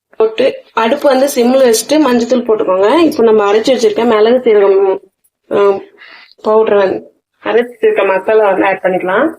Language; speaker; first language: Tamil; native; Tamil